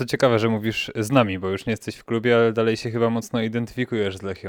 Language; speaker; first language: Polish; native; Polish